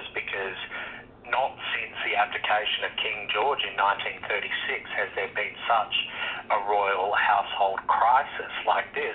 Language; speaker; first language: English; native; English